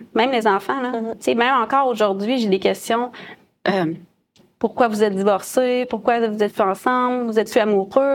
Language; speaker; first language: French; native; French